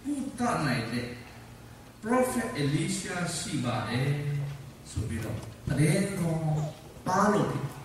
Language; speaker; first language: Burmese; non-native, local second language; Hakha Chin